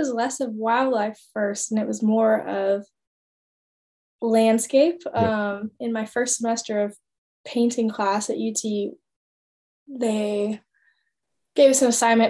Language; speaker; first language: English; native; English